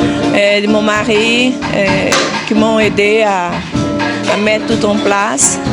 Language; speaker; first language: French; non-native, fluent; Portuguese